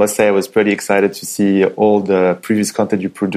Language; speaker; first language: English; non-native, fluent; French